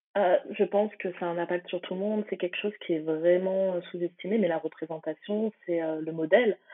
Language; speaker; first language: French; early bilingual, other home language; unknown